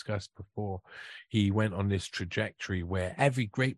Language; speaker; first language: English; native; English